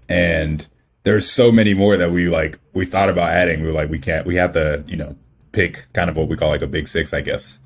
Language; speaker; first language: English; early bilingual, other home language; Igbo